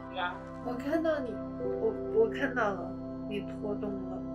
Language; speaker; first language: Chinese; native; Chinese